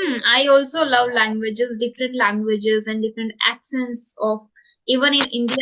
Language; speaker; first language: English; non-native, local second language; Hindi